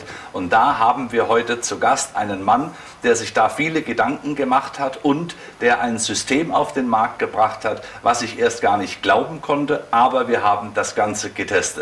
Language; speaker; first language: German; native; German